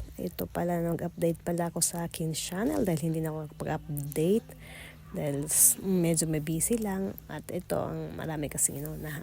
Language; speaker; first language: Filipino; non-native, local second language; Cebuano